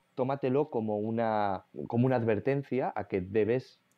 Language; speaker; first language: Spanish; native; Spanish